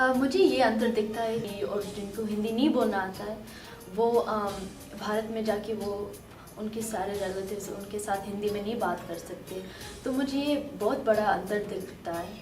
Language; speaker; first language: Hindi; early bilingual, heritage; Hindi